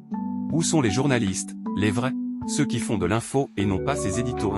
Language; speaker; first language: French; native; French